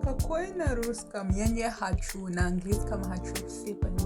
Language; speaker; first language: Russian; non-native, learner; English